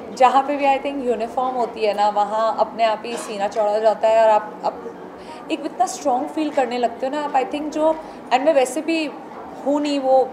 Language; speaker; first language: Hindi; native; Hindi